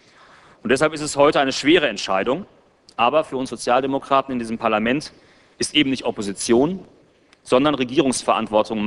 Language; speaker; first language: German; native; German